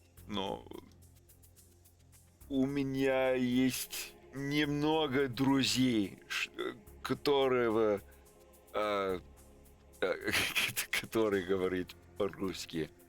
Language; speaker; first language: Russian; non-native, learner; English